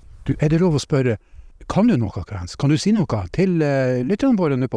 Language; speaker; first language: Norwegian; native; Norwegian